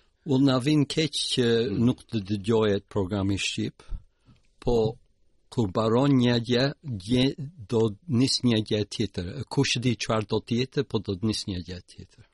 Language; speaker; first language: Albanian; early bilingual, heritage; Albanian